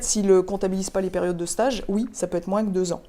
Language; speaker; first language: French; native; French